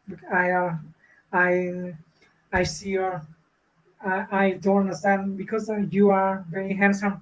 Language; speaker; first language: English; non-native, learner; Vietnamese